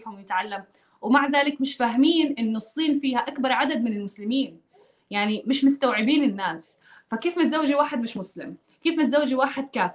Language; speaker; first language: Arabic; native; Arabic